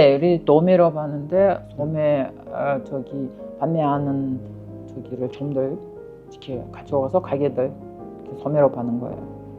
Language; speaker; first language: Korean; non-native, fluent; Kyrgyz